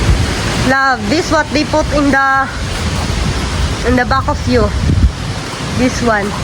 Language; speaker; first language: English; non-native, local second language; Filipino